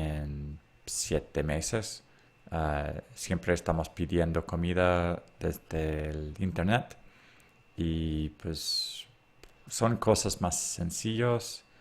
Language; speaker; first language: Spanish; non-native, fluent; English